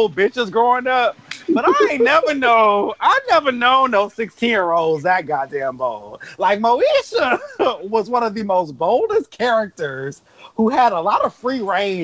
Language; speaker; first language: English; native; English